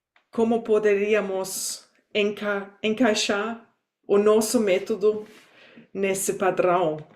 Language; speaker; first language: Portuguese; non-native, fluent; German